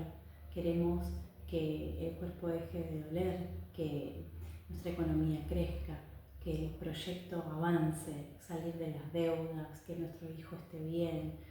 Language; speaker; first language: Spanish; native; Spanish